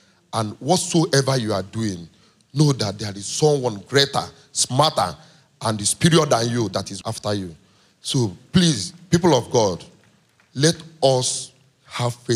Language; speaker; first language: English; non-native, local second language; Igbo